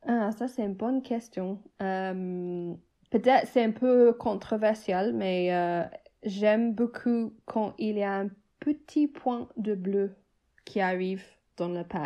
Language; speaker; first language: French; non-native, fluent; English